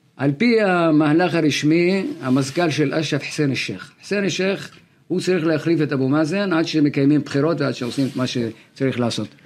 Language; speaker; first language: Hebrew; non-native, local second language; Arabic